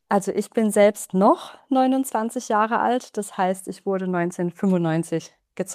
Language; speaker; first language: German; native; German